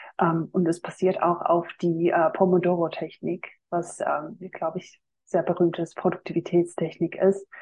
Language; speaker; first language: German; non-native, fluent; Finnish